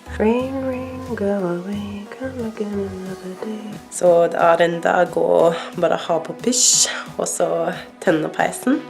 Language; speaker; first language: Norwegian; non-native, learner; English